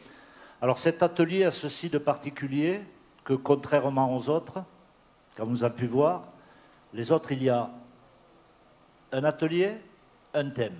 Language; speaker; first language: French; native; French